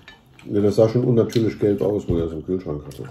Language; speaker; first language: German; native; German